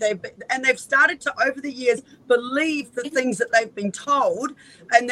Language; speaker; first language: English; native; English